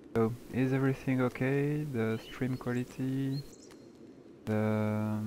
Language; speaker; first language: English; non-native, learner; French